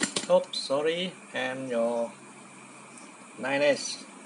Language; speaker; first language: English; non-native, local second language; Malay